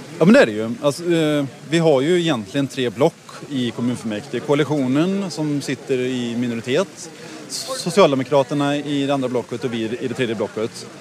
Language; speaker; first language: Swedish; native; Swedish